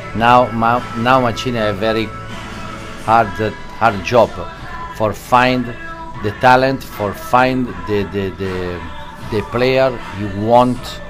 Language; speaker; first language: English; non-native, learner; Italian